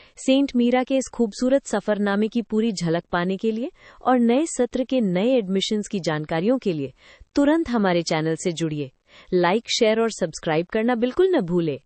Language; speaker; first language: Hindi; native; Hindi